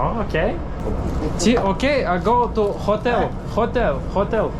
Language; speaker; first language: English; non-native, learner; Lithuanian